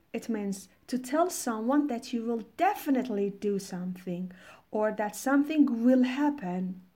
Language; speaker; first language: English; non-native, fluent; Persian